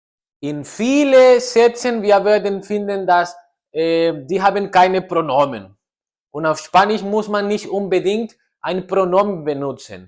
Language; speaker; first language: German; non-native, learner; Spanish